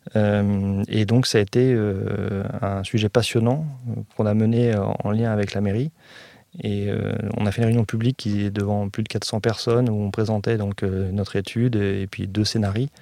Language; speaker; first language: French; native; French